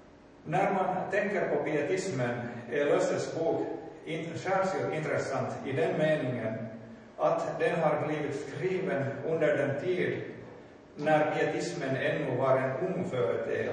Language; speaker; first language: Swedish; non-native, local second language; Finnish